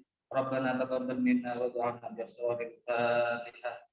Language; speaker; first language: Arabic; non-native, learner; Indonesian